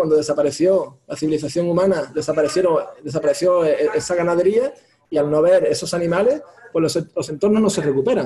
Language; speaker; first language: Spanish; native; Spanish